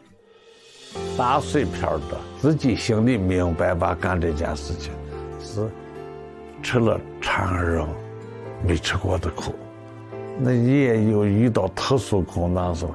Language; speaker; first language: Chinese; native; Chinese